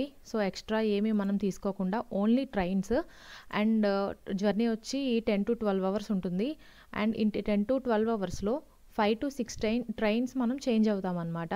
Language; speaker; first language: Telugu; native; Telugu